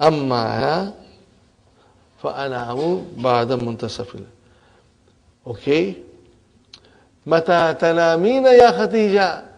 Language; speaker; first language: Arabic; non-native, fluent; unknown